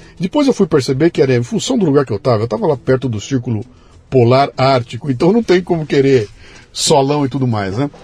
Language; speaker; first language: Portuguese; native; Portuguese